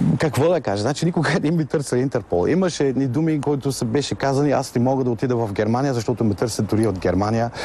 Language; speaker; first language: Bulgarian; non-native, fluent; German